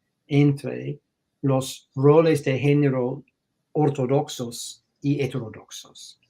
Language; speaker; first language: Spanish; non-native, fluent; English